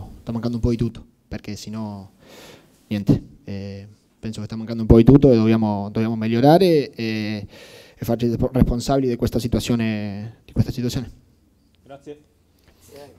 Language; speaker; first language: Italian; non-native, fluent; Spanish